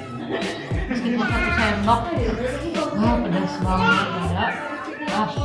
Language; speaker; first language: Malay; non-native, local second language; Sundanese